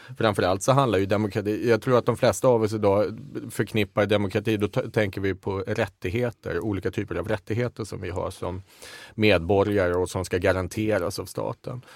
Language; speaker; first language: Swedish; native; Swedish